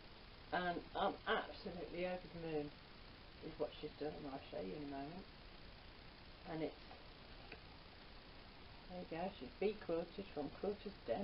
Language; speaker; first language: English; native; English